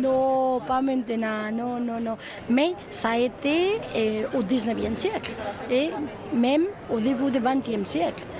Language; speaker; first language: French; non-native, fluent; Spanish